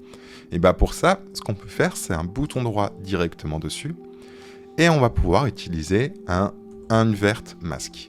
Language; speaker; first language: French; native; French